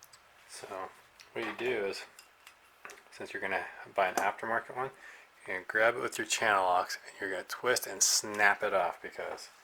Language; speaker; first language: English; native; English